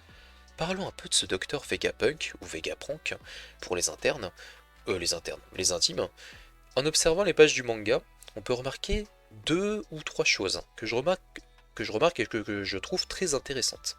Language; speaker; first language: French; native; French